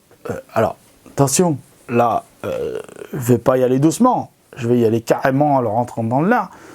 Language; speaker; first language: French; native; French